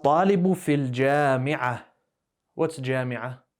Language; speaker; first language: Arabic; non-native, fluent; English